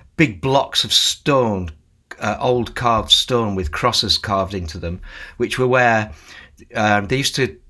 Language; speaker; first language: English; native; English